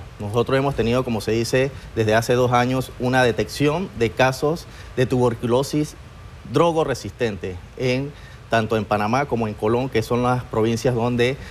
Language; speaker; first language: Spanish; native; Spanish